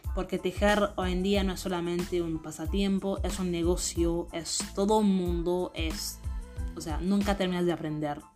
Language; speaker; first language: Spanish; non-native, fluent; Haitian Creole